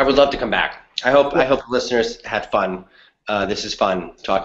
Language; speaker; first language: English; native; English